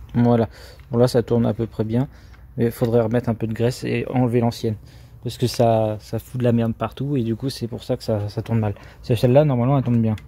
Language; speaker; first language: French; native; French